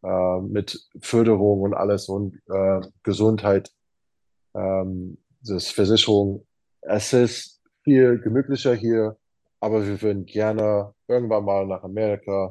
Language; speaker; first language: German; non-native, fluent; English